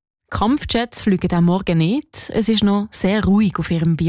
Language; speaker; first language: German; native; German